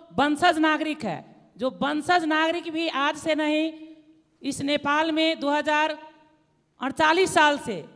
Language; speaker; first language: Hindi; non-native, local second language; Maithili